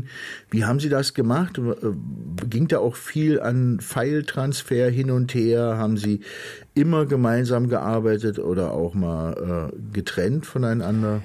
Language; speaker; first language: German; native; German